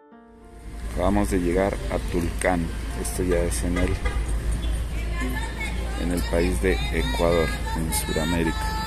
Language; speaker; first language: Spanish; native; Spanish